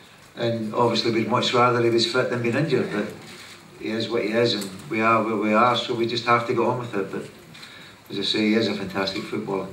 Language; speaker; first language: English; native; English